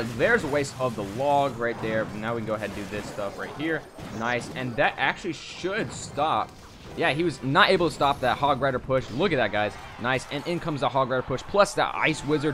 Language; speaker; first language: English; native; English